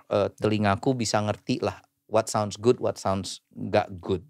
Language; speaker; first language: English; early bilingual, other home language; Indonesian